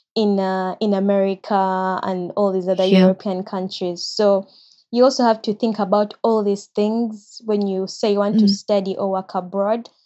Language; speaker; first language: English; non-native, local second language; Ganda